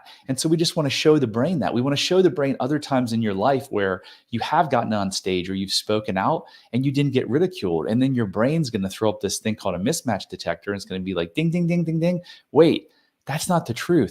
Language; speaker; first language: English; native; English